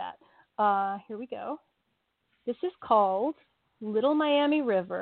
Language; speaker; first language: English; native; English